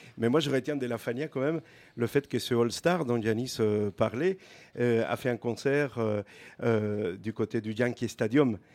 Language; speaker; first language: French; non-native, fluent; Spanish